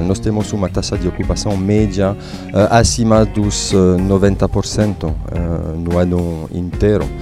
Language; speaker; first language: Portuguese; non-native, fluent; French